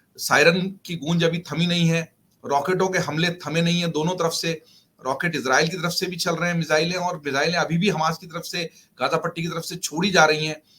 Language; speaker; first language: Hindi; native; Hindi